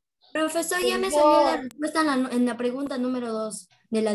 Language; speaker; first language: Spanish; native; Spanish